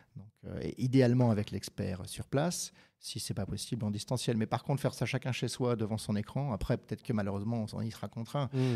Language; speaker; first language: French; native; French